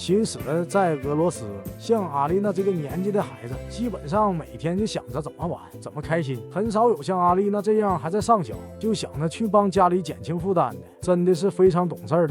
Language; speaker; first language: Chinese; native; Chinese